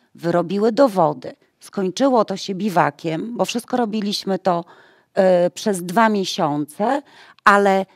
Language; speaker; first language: Polish; native; Polish